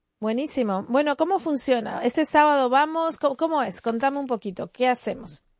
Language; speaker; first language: Spanish; native; Spanish